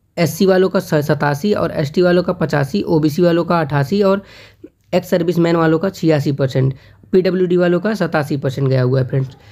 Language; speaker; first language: Hindi; native; Hindi